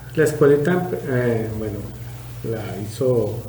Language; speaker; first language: Spanish; native; Spanish